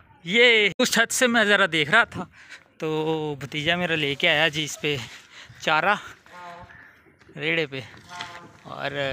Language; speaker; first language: Hindi; non-native, local second language; Punjabi